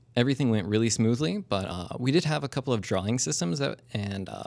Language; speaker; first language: English; native; English